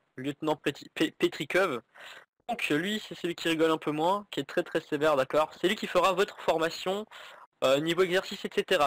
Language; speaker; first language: French; native; French